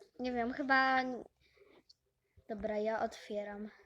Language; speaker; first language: Polish; native; Polish